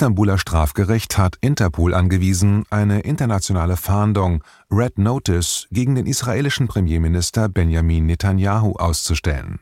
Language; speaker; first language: German; native; German